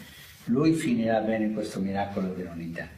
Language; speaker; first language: Italian; non-native, fluent; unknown